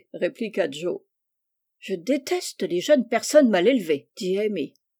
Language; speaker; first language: French; native; French